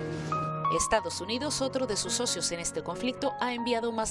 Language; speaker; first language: Spanish; native; Spanish